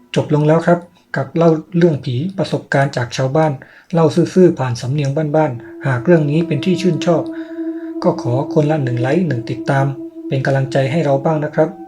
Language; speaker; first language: Thai; native; Thai